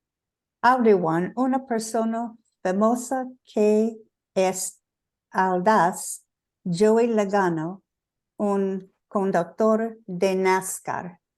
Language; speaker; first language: Spanish; non-native, learner; English